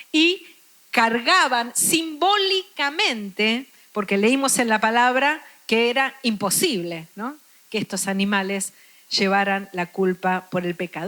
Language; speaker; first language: Spanish; native; Spanish